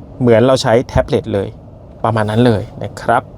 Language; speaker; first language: Thai; native; Thai